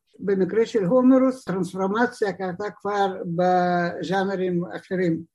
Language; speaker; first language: Hebrew; non-native, fluent; Russian